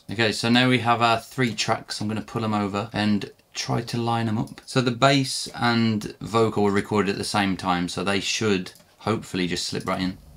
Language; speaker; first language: English; native; English